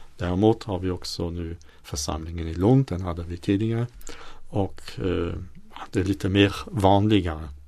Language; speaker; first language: Swedish; non-native, fluent; French